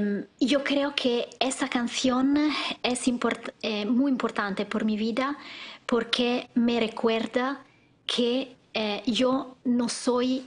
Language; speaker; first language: Spanish; non-native, learner; Italian